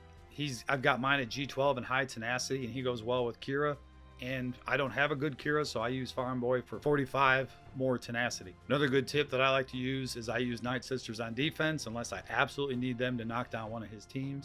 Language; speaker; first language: English; native; English